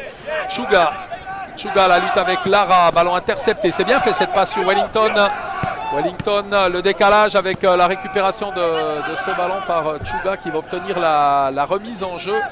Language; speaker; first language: French; native; French